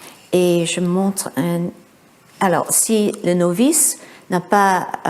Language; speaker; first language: French; non-native, fluent; English